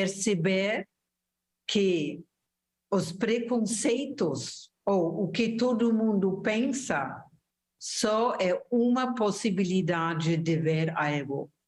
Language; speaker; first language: Portuguese; non-native, fluent; German